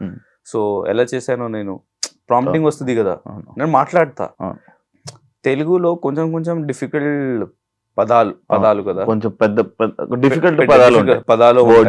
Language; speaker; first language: Telugu; non-native, learner; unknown